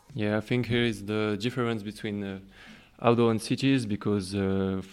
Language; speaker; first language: English; non-native, learner; French